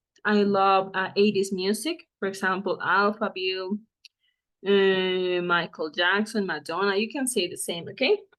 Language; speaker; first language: English; non-native, fluent; Spanish